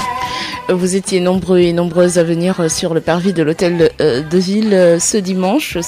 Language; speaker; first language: French; native; French